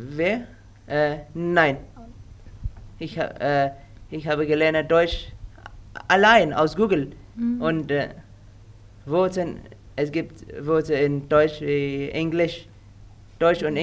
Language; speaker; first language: German; non-native, learner; Indonesian